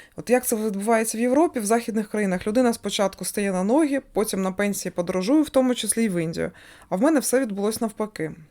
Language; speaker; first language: Ukrainian; non-native, local second language; Russian